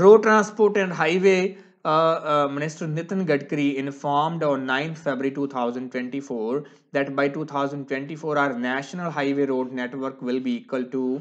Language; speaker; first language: English; non-native, local second language; Punjabi